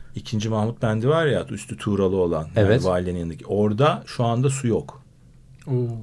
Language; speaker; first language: Turkish; native; Turkish